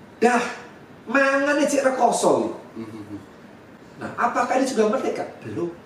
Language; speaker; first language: Indonesian; native; Indonesian